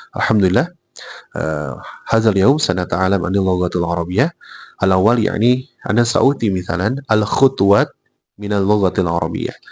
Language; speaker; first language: Arabic; non-native, learner; Indonesian